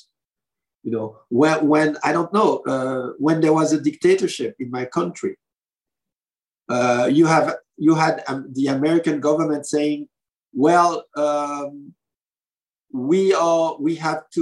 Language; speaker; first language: English; non-native, fluent; French